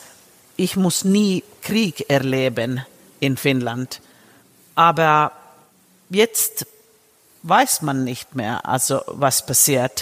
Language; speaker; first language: German; non-native, fluent; Finnish